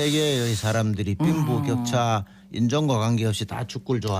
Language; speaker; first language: Korean; native; Korean